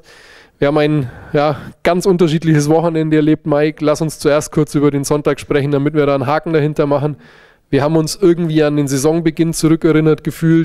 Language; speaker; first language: German; native; German